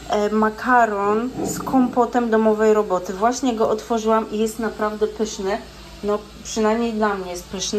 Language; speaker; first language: Polish; native; Polish